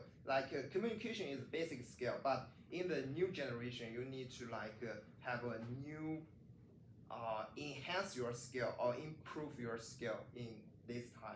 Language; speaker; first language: English; non-native, learner; Chinese